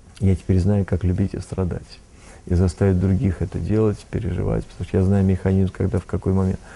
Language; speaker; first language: Russian; native; Russian